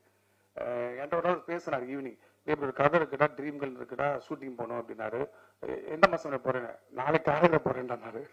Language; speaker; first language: Tamil; native; Tamil